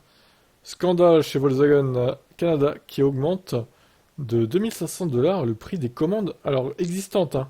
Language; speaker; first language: French; native; French